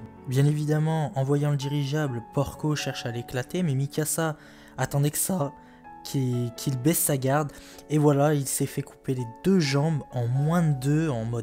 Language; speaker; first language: French; native; French